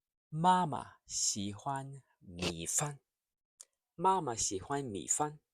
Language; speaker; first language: Chinese; non-native, fluent; English